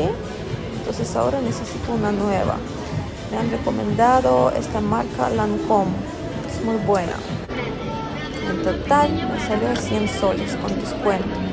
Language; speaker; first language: Spanish; non-native, fluent; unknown